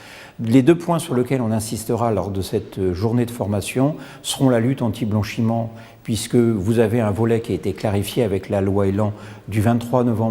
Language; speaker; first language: French; native; French